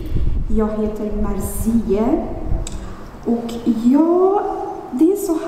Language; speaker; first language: Swedish; non-native, fluent; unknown